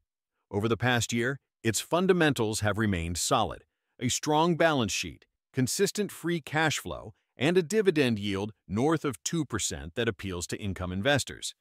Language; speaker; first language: English; native; English